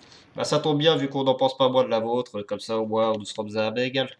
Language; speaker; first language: French; native; French